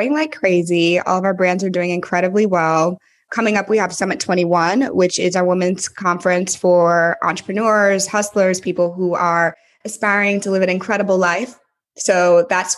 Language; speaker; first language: English; native; English